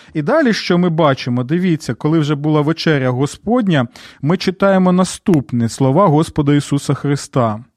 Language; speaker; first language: Ukrainian; native; Ukrainian